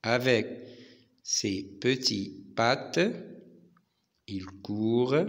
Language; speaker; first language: French; non-native, local second language; Arabic